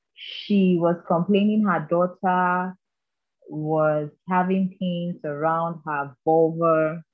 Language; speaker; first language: English; non-native, local second language; Igbo